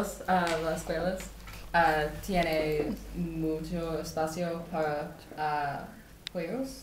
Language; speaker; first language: Spanish; non-native, learner; English